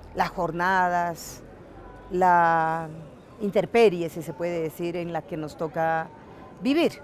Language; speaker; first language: Spanish; native; Spanish